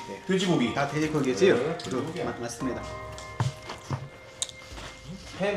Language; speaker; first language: Korean; non-native, learner; Nepali